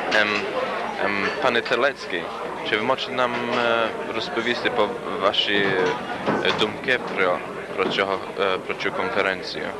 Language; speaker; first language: Ukrainian; early bilingual, heritage; Ukrainian